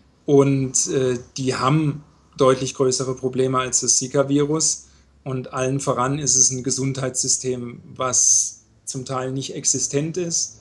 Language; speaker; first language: German; native; German